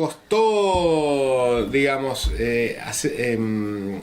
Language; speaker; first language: Spanish; native; Spanish